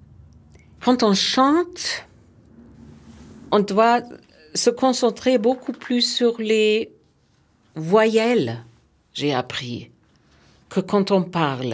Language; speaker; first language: French; non-native, fluent; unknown